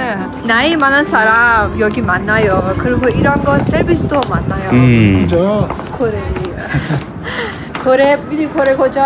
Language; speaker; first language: Korean; non-native, learner; Persian